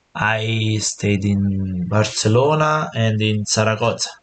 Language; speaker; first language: English; non-native, learner; Italian